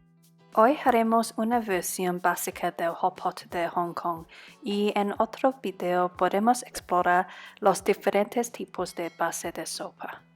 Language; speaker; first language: Spanish; non-native, fluent; Cantonese